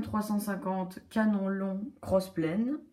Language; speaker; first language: French; native; French